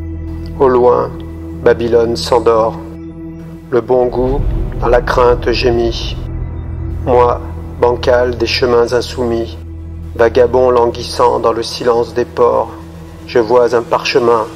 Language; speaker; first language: French; native; French